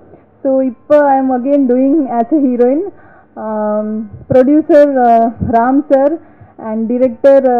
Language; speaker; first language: Tamil; non-native, learner; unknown